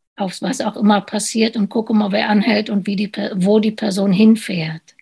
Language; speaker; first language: German; native; German